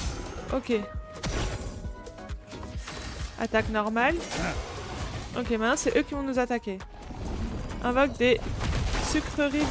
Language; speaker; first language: French; native; French